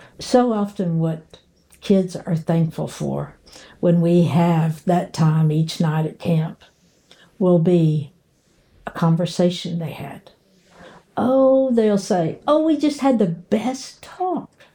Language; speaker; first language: English; native; English